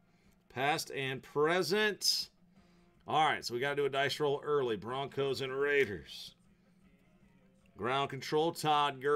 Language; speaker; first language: English; native; English